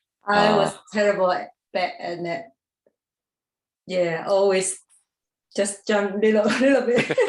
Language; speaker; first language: English; non-native, learner; Chinese